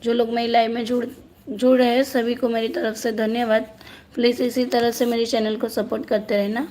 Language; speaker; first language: Hindi; non-native, local second language; Gujarati